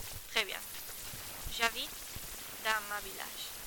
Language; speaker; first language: French; non-native, learner; Spanish